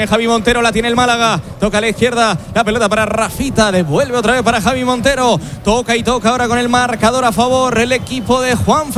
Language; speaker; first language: Spanish; native; Spanish